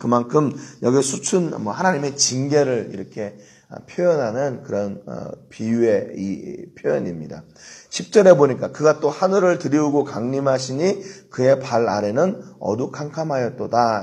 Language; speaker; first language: Korean; native; Korean